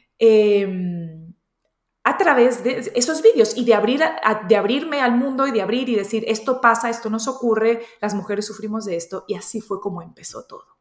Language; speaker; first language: Spanish; native; Spanish